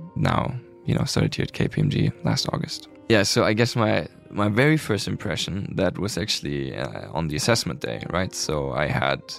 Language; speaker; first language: English; non-native, fluent; German